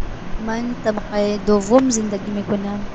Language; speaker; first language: Persian; non-native, learner; Urdu